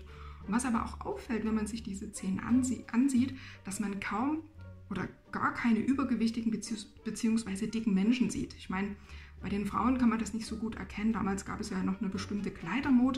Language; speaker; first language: German; native; German